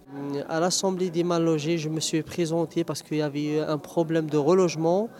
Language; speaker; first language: French; non-native, local second language; Arabic